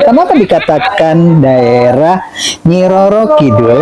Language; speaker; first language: Indonesian; native; Indonesian